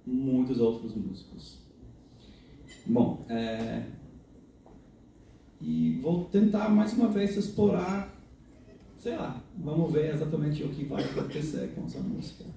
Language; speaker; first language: Portuguese; non-native, fluent; English